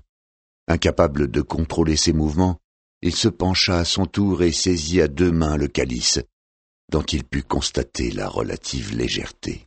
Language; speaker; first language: French; native; French